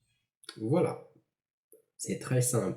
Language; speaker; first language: French; non-native, fluent; English